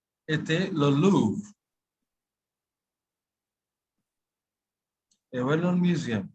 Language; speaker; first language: French; non-native, fluent; Bangla